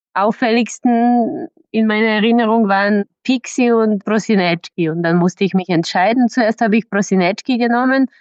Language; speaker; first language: German; non-native, fluent; Serbian